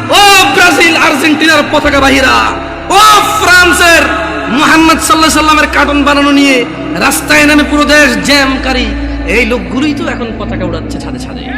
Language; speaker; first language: Bangla; early bilingual, heritage; Bangla